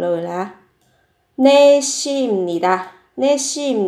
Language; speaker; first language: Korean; non-native, fluent; Vietnamese